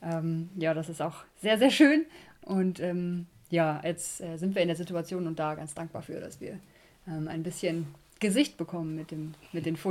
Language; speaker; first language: German; native; German